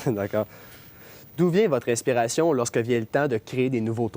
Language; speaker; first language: French; native; French